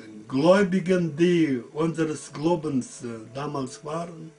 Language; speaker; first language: German; early bilingual, heritage; German